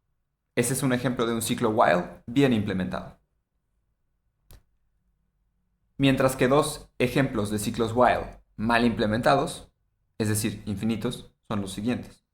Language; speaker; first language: Spanish; native; Spanish